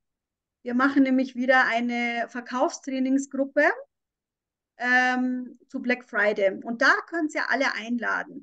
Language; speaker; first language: German; native; German